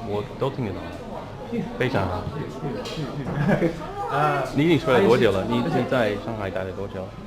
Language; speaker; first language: Chinese; non-native, learner; English